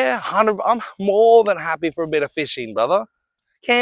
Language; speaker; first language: English; native; English